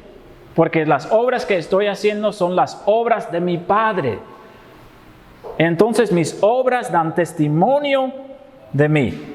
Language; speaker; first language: Spanish; non-native, fluent; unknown